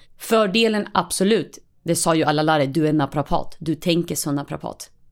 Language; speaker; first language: Swedish; early bilingual, other home language; Spanish